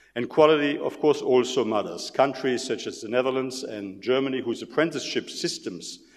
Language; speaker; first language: English; non-native, fluent; German